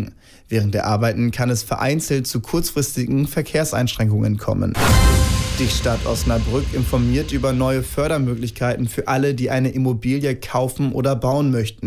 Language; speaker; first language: German; native; German